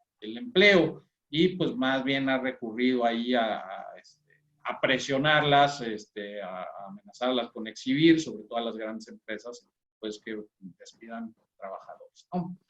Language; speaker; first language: Spanish; native; Spanish